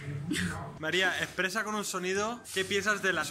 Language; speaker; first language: Spanish; native; Spanish